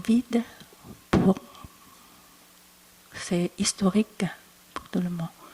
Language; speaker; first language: French; non-native, learner; Vietnamese